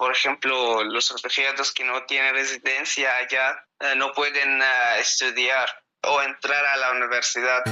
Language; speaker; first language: Spanish; non-native, learner; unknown